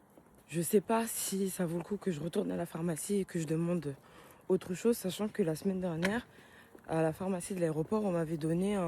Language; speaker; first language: French; native; French